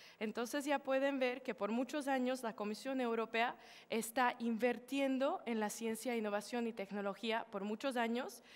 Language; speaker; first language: Spanish; non-native, fluent; Slovak